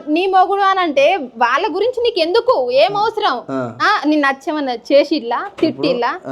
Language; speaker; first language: Telugu; native; Telugu